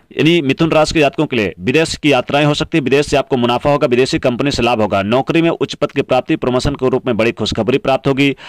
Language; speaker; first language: Hindi; native; Hindi